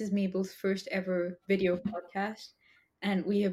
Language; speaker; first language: English; non-native, local second language; Hindi